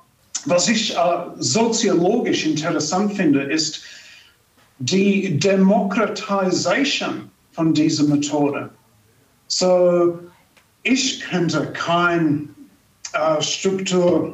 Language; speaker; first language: German; non-native, fluent; English